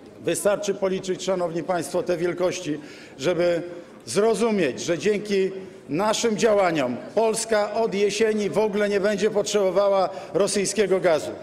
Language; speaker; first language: Polish; native; Polish